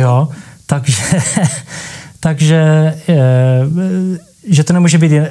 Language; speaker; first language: Czech; early bilingual, heritage; Czech